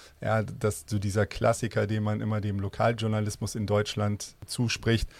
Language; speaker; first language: German; native; German